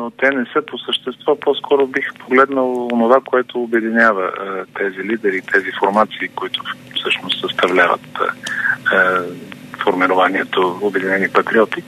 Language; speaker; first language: Bulgarian; native; Bulgarian